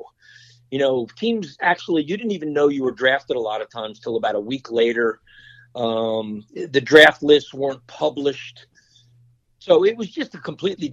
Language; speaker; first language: English; native; English